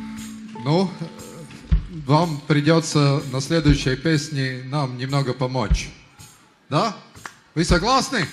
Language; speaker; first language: Russian; non-native, fluent; Latvian